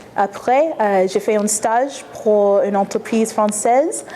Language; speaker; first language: French; non-native, fluent; English